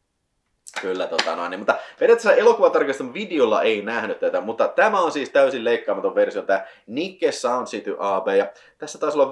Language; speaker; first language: Finnish; native; Finnish